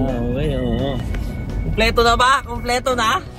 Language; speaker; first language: Filipino; native; Filipino